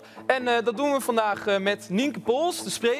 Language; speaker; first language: Dutch; native; Dutch